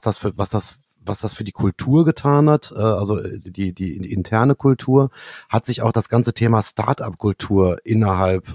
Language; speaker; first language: German; native; German